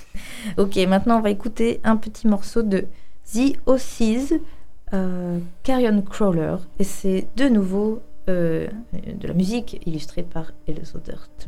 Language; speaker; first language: French; native; French